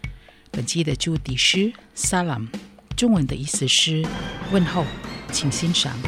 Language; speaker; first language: Chinese; non-native, fluent; Indonesian